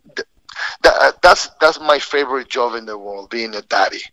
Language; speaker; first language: English; non-native, fluent; Spanish